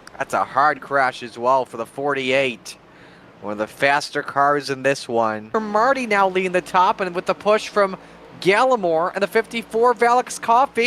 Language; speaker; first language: English; native; English